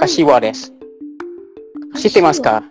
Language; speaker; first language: Japanese; non-native, learner; Malay